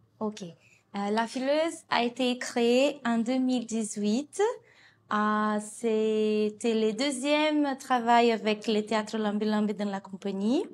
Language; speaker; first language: French; non-native, fluent; Portuguese